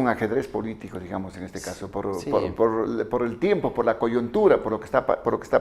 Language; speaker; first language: Spanish; native; Spanish